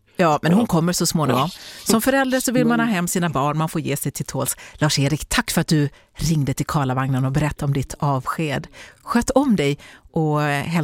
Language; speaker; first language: Swedish; native; Swedish